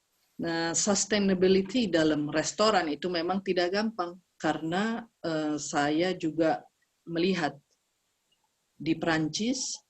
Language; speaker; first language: Indonesian; early bilingual, heritage; Indonesian